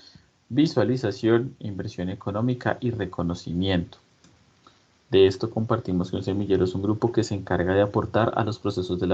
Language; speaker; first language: Spanish; native; Spanish